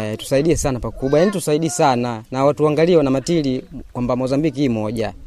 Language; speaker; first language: Swahili; non-native, local second language; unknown